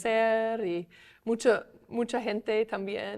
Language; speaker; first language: Spanish; non-native, fluent; English